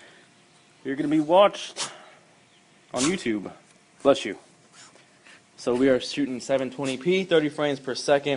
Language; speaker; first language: English; native; English